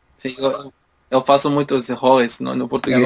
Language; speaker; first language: Portuguese; non-native, learner; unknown